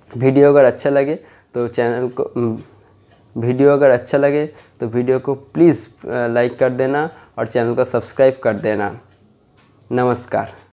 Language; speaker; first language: Hindi; non-native, local second language; Bangla